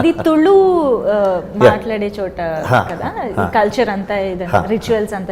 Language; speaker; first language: Telugu; native; Telugu